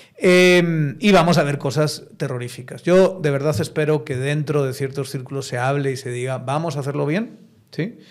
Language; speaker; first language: Spanish; native; Spanish